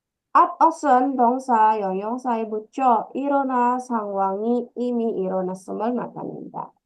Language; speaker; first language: Korean; non-native, fluent; Indonesian